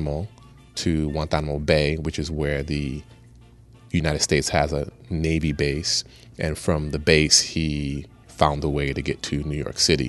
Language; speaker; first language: English; early bilingual, other home language; Spanish